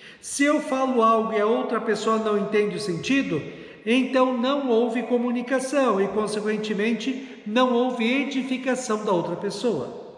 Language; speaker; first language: Portuguese; native; Portuguese